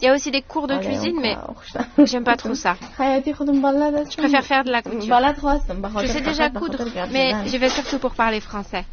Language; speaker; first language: French; non-native, fluent; Persian